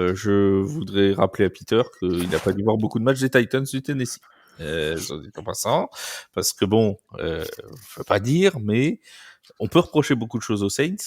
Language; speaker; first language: French; native; French